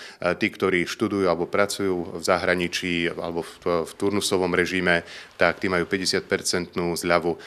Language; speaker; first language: Slovak; native; Slovak